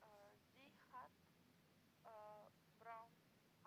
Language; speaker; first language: German; non-native, learner; Macedonian